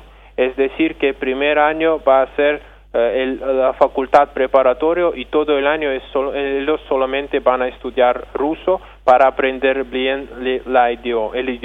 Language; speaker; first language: Spanish; non-native, fluent; Russian